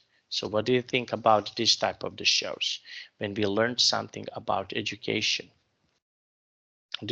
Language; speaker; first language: English; non-native, fluent; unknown